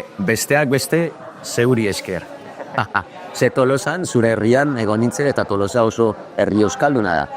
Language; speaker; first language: Basque; non-native, fluent; Spanish